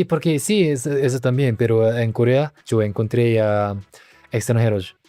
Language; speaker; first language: Spanish; non-native, learner; Korean